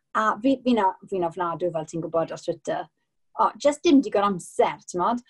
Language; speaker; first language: Welsh; non-native, local second language; English